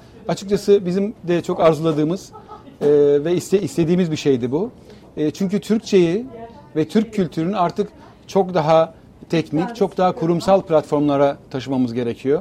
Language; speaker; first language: Turkish; native; Turkish